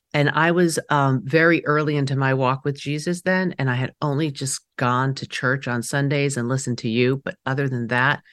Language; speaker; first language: English; early bilingual, other home language; Chinese